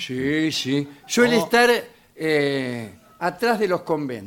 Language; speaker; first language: Spanish; native; Spanish